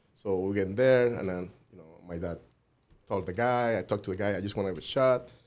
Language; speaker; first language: English; non-native, fluent; Spanish